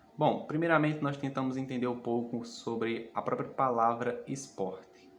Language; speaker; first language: Portuguese; native; Portuguese